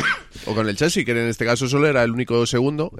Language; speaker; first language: Spanish; native; Spanish